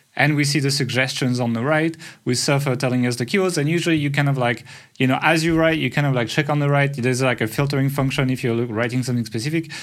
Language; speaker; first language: English; non-native, fluent; French